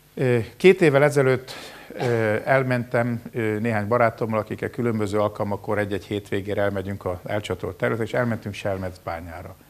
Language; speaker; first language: Hungarian; native; Hungarian